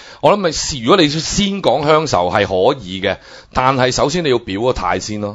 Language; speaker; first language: Cantonese; native; Cantonese